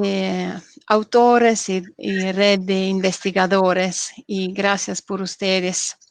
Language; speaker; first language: Spanish; non-native, learner; Norwegian